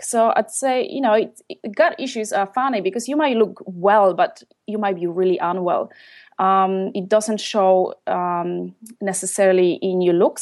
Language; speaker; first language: English; non-native, fluent; Polish